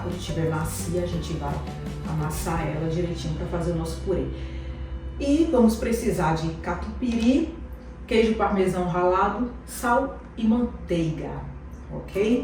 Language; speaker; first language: Portuguese; native; Portuguese